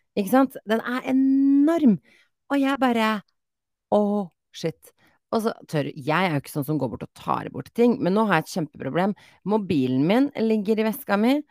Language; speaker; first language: Norwegian; native; Norwegian